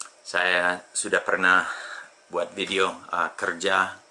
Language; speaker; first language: Indonesian; non-native, fluent; English